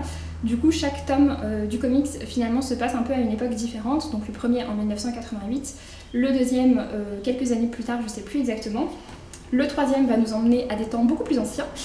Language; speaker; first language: French; native; French